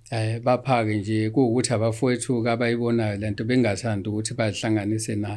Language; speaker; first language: Zulu; native; Zulu